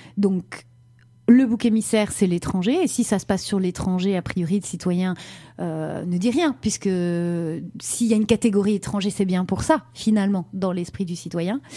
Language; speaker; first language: French; native; French